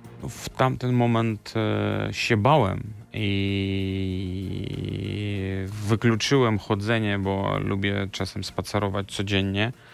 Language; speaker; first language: Polish; non-native, fluent; Belarusian